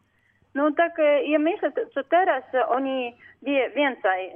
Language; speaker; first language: Polish; non-native, learner; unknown